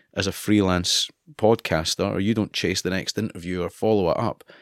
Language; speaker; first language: English; native; English